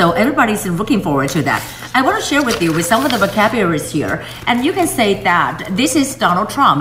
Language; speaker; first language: English; non-native, fluent; Chinese